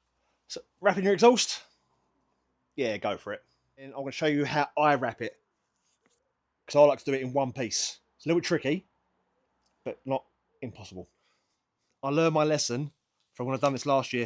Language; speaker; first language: English; native; English